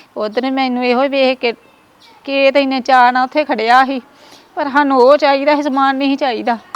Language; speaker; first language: Punjabi; native; Punjabi